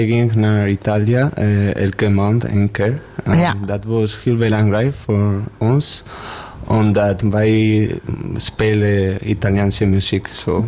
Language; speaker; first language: Dutch; non-native, learner; Spanish